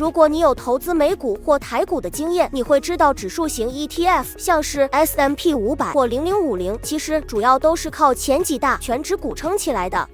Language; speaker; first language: Chinese; native; Chinese